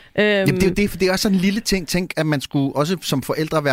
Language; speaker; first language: Danish; native; Danish